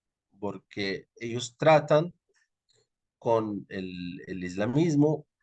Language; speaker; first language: Spanish; non-native, fluent; Arabic